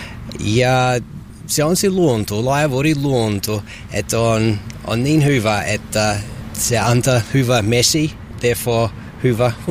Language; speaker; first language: Finnish; non-native, learner; English